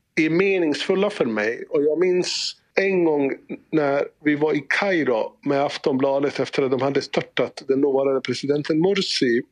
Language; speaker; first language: Swedish; early bilingual, other home language; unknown